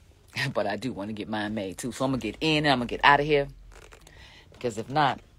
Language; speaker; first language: English; native; English